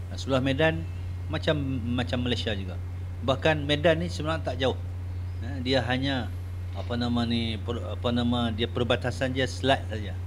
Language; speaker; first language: Malay; native; Malay